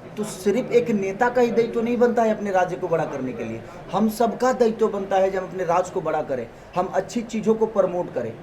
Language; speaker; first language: Hindi; non-native, local second language; Bhojpuri